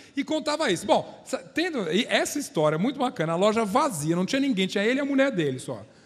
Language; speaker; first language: Portuguese; native; Portuguese